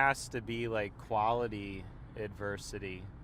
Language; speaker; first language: English; native; English